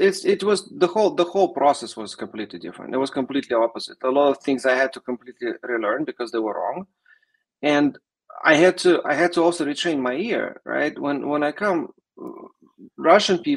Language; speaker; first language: English; non-native, fluent; Russian